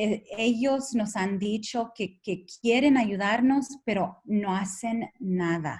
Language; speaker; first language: Spanish; early bilingual, heritage; Spanish